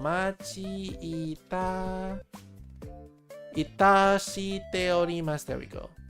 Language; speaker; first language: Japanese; non-native, learner; English